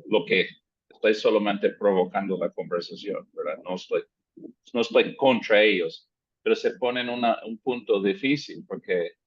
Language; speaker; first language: Spanish; non-native, fluent; English